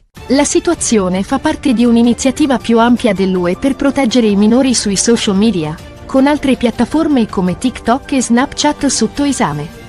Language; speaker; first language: Italian; native; Italian